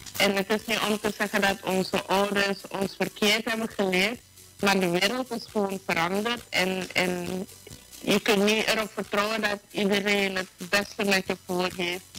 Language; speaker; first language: Dutch; native; Dutch